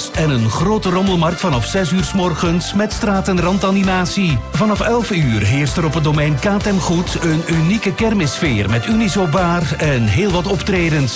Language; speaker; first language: Dutch; native; Dutch